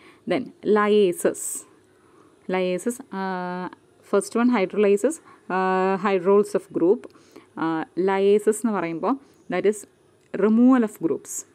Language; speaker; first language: English; non-native, local second language; Malayalam